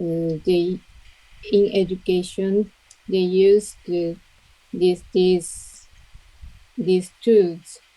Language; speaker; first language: English; non-native, learner; Japanese